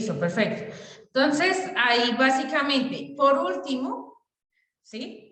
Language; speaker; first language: Spanish; native; Spanish